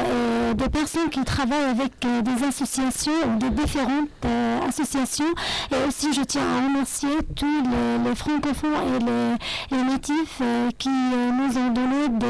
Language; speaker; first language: French; non-native, fluent; Arabic